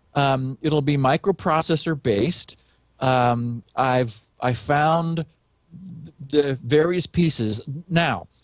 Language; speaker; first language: English; native; English